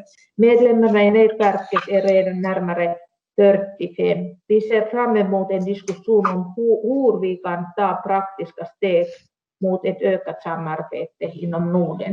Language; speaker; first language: Swedish; non-native, local second language; Finnish